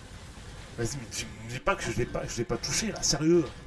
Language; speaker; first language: French; native; French